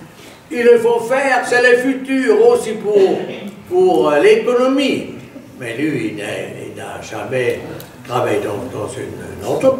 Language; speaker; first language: French; non-native, fluent; German